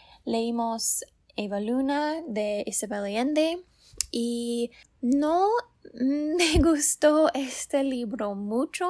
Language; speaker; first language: Spanish; non-native, learner; English